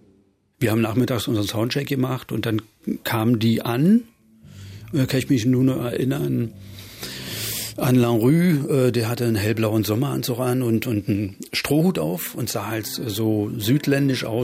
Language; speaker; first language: German; native; German